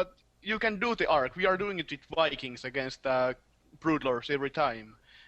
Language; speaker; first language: English; non-native, fluent; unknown